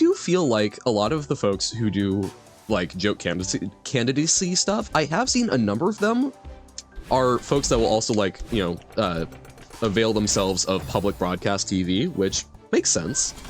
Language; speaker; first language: English; native; English